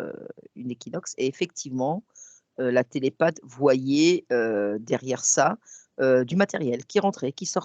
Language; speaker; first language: French; native; French